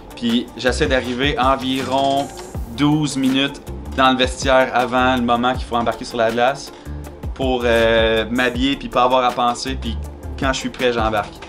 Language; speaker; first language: French; native; French